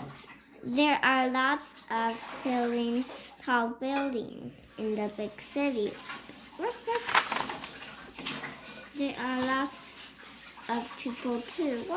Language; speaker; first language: English; early bilingual, heritage; Chinese